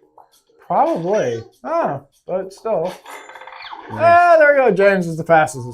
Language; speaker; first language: English; native; English